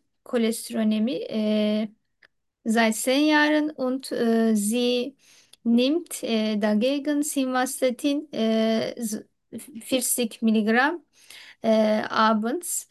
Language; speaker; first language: German; non-native, learner; Turkish